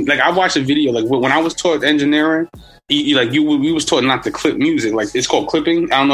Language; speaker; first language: English; native; English